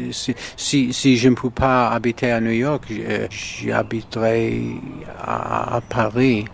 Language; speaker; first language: French; non-native, learner; English